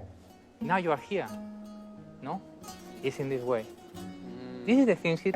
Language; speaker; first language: English; non-native, learner; Spanish